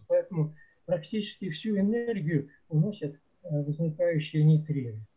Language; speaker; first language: Russian; native; Russian